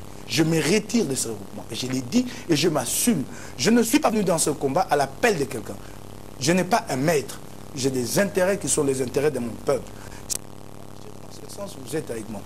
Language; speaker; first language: French; non-native, local second language; Lingala